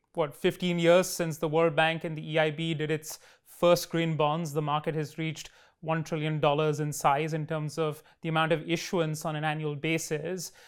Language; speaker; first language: English; non-native, local second language; Hindi